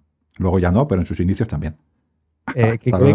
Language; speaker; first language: Spanish; native; Spanish